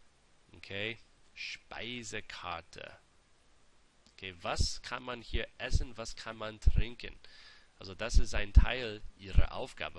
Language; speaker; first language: German; non-native, fluent; English